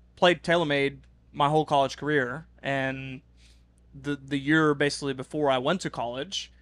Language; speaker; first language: English; non-native, fluent; Norwegian